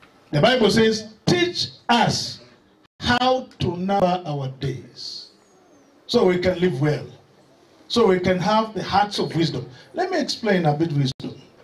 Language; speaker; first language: English; non-native, local second language; Swahili